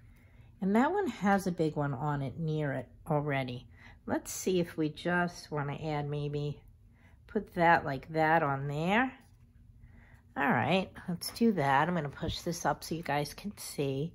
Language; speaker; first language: English; native; English